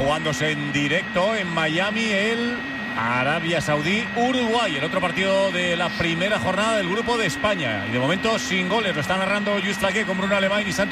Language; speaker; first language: Spanish; native; Spanish